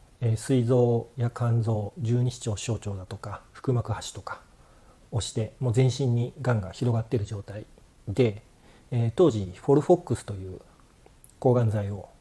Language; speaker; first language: Japanese; native; Japanese